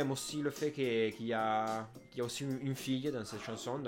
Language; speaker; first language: French; non-native, fluent; Italian